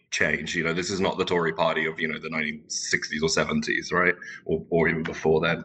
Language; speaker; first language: English; non-native, local second language; Turkish